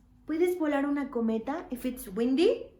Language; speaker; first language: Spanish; native; Spanish